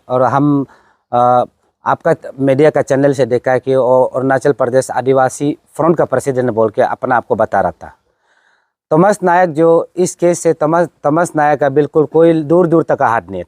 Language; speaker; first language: Hindi; non-native, local second language; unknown